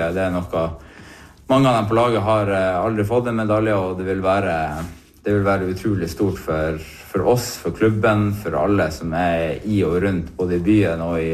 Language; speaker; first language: Norwegian; native; Norwegian